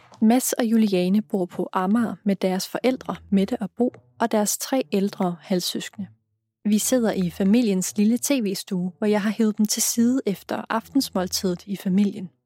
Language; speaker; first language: Danish; native; Danish